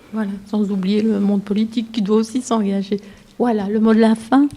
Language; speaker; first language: French; native; French